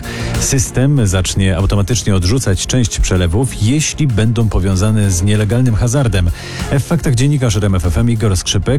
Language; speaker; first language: Polish; native; Polish